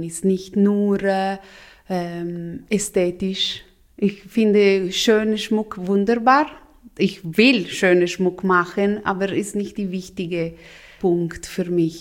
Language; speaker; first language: German; non-native, local second language; Italian